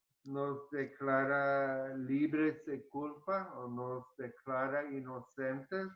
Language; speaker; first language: Spanish; early bilingual, heritage; Spanish